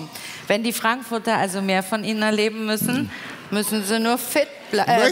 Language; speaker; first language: German; native; German